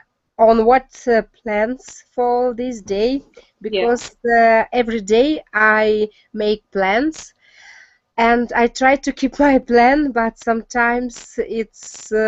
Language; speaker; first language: English; non-native, learner; Russian